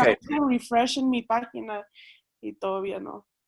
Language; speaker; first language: Spanish; early bilingual, heritage; Spanish